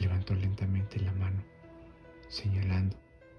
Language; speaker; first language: Spanish; native; Spanish